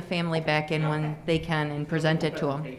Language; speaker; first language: English; native; English